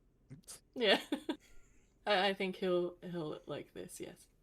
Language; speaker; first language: English; native; English